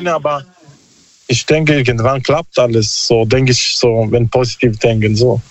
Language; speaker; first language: German; non-native, learner; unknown